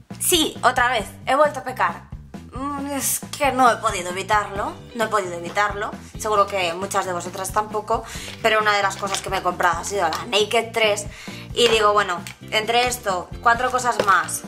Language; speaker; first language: Spanish; native; Spanish